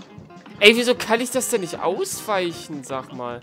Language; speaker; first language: German; native; German